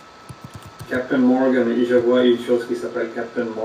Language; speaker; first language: French; non-native, fluent; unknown